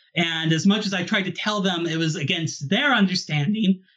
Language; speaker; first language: English; native; English